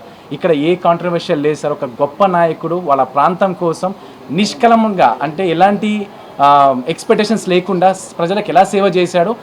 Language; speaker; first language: Telugu; native; Telugu